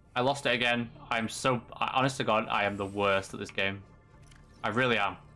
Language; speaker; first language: English; native; English